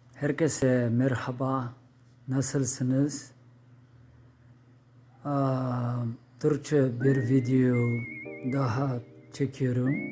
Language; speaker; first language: Turkish; non-native, learner; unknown